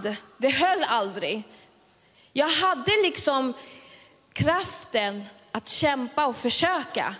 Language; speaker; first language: Swedish; early bilingual, other home language; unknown